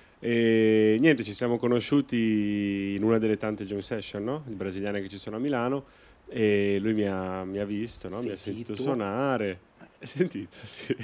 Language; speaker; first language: Italian; native; Italian